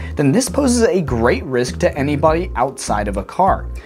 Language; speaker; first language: English; native; English